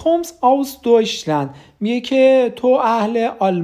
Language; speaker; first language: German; non-native, fluent; Persian